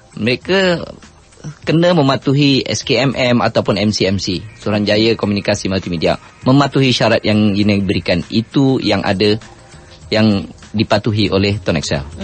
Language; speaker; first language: Malay; native; Malay